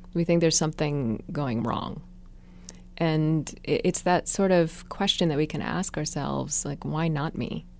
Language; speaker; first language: English; native; English